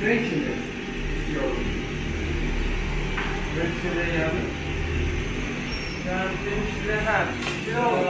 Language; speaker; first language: Turkish; non-native, learner; Urdu